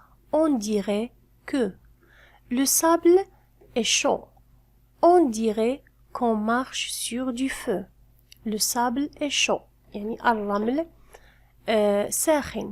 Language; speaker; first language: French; non-native, fluent; Arabic